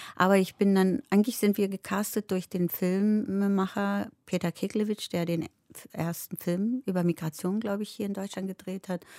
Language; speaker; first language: German; early bilingual, other home language; Turkish